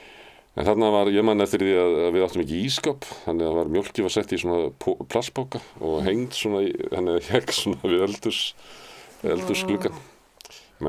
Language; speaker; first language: Icelandic; native; Icelandic